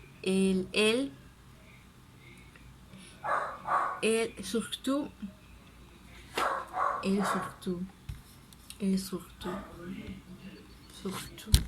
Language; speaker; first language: French; non-native, learner; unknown